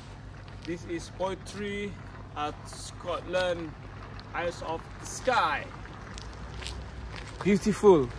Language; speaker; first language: English; non-native, learner; Indonesian